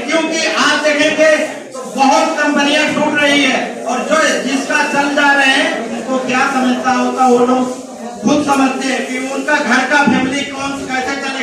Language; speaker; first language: Hindi; non-native, fluent; Bangla